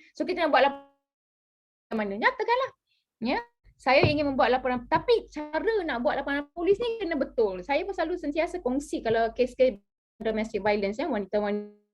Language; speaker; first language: Malay; native; Malay